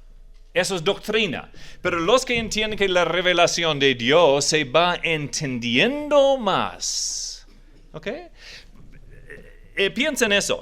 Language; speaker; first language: Spanish; non-native, fluent; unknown